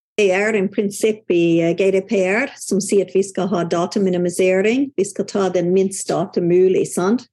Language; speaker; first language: Norwegian; non-native, fluent; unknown